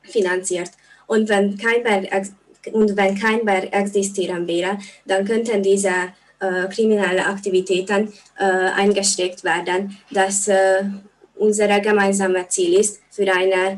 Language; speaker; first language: German; non-native, fluent; Hungarian